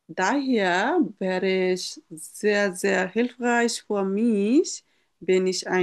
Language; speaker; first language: German; non-native, learner; Bangla